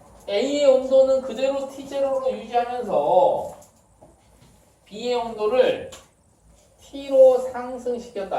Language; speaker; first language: Korean; native; Korean